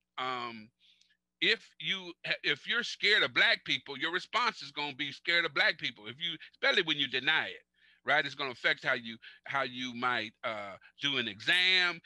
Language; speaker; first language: English; native; English